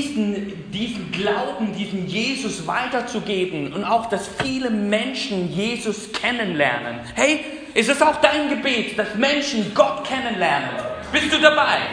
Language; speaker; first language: German; non-native, fluent; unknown